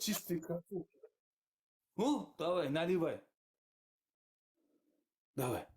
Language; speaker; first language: Russian; non-native, learner; Uzbek